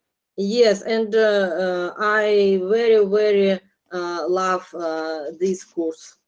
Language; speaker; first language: English; non-native, learner; Russian